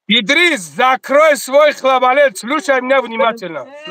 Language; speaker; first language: Russian; non-native, learner; Tajik